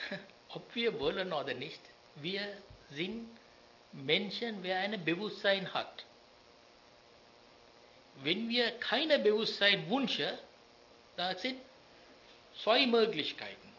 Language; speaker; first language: German; non-native, learner; Sinhala